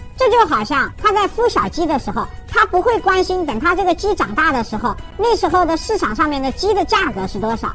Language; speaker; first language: Chinese; native; Chinese